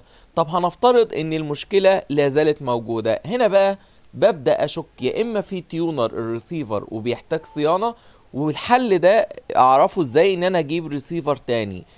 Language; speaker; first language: Arabic; native; Arabic